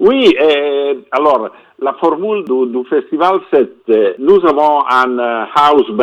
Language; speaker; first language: French; non-native, fluent; Italian